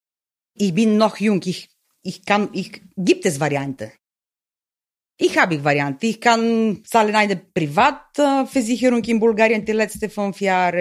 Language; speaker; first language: German; non-native, learner; Bulgarian